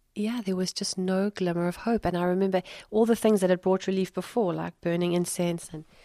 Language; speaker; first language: English; native; English